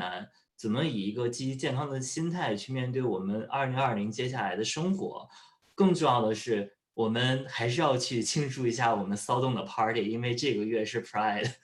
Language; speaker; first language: Chinese; native; Chinese